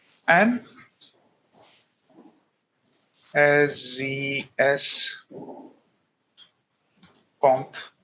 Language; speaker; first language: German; non-native, fluent; Telugu